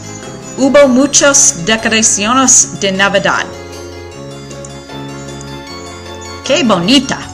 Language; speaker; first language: Spanish; non-native, learner; English